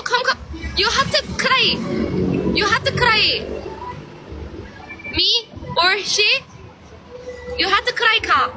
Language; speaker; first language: English; non-native, learner; Thai